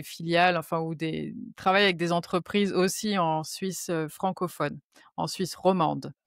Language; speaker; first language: French; native; French